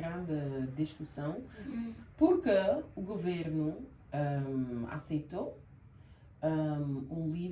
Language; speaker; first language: Portuguese; early bilingual, heritage; Portuguese